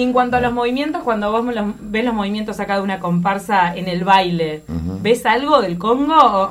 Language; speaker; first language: Spanish; native; Spanish